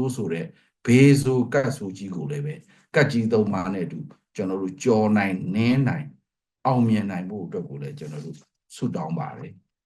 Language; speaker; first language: Burmese; non-native, local second language; Pa'o Karen